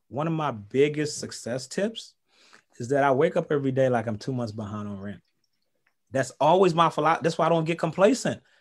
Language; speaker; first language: English; early bilingual, other home language; Haitian Creole